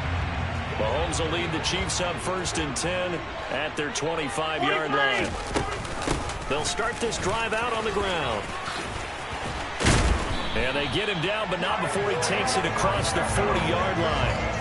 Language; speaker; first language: English; native; English